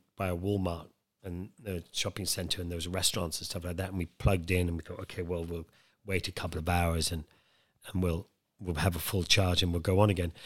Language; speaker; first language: English; native; English